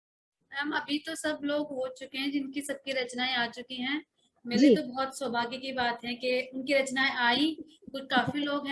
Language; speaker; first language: Hindi; native; Hindi